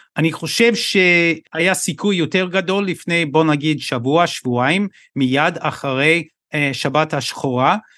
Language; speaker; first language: Hebrew; non-native, fluent; English